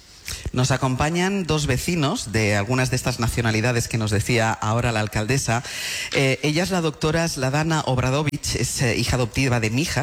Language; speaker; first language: Spanish; native; Spanish